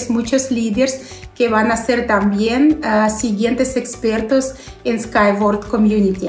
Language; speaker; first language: Spanish; non-native, fluent; Russian